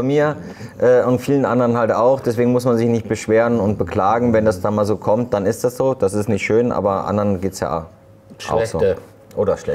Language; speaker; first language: German; native; German